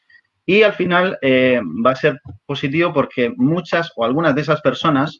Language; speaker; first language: Spanish; native; Spanish